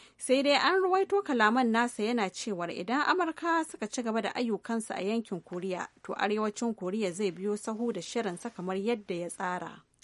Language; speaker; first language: Hausa; native; Hausa